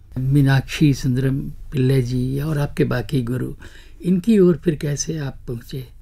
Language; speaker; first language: Hindi; native; Hindi